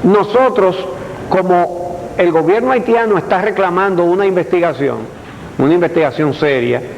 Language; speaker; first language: Spanish; native; Spanish